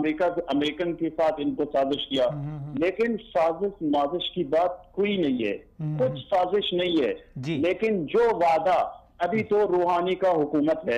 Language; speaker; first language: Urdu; non-native, learner; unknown